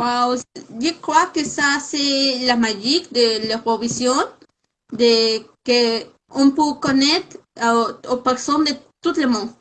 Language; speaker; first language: French; non-native, fluent; Spanish